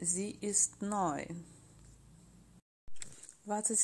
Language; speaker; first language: German; non-native, fluent; Russian